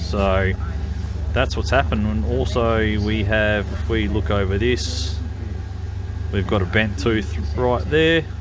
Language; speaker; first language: English; native; English